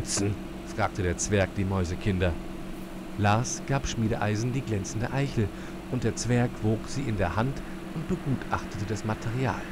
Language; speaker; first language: German; native; German